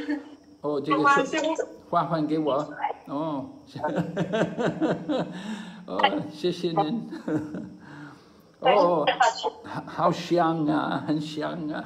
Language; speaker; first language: Chinese; non-native, fluent; English